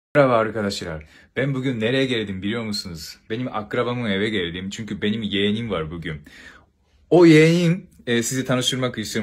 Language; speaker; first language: Turkish; non-native, learner; Japanese